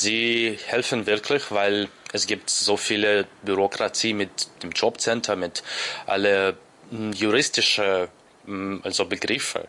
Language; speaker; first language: German; non-native, learner; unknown